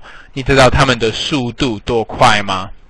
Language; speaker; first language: Chinese; non-native, fluent; English